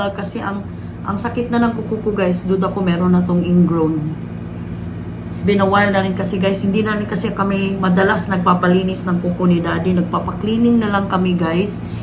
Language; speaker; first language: Filipino; non-native, local second language; Cebuano